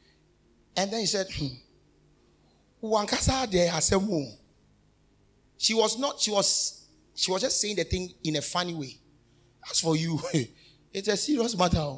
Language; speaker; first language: English; non-native, local second language; Akan